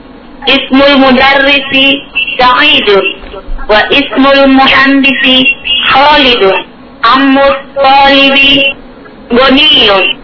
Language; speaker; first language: Arabic; non-native, learner; Indonesian